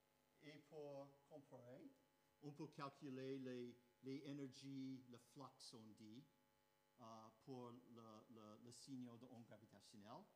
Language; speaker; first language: French; non-native, fluent; English